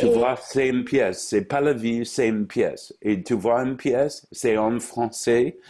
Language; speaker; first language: French; non-native, fluent; English